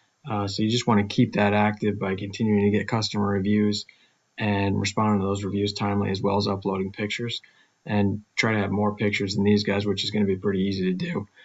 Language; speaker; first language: English; native; English